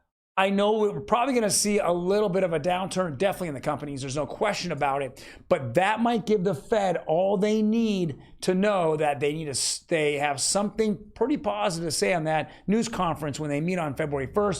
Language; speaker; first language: English; native; English